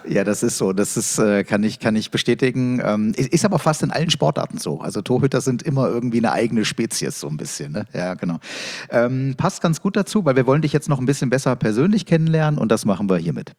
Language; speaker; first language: German; native; German